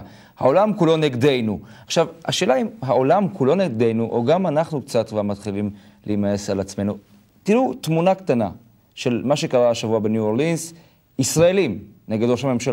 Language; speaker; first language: Hebrew; native; Hebrew